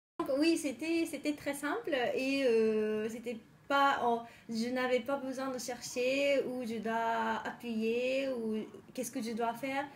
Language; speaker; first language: French; non-native, learner; Japanese